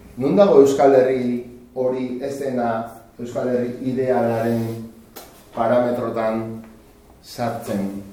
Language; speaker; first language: Basque; non-native, local second language; Spanish